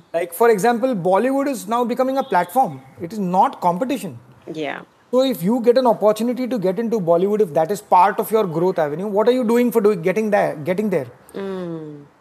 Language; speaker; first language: English; non-native, local second language; Tamil